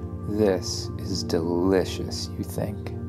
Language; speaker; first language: English; native; English